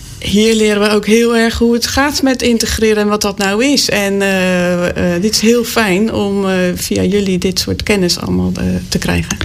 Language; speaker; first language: Dutch; native; Dutch